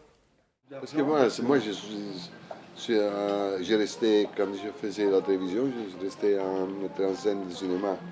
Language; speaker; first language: French; non-native, learner; Italian